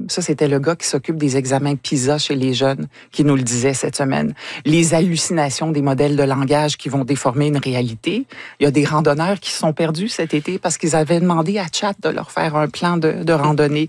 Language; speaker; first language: French; native; French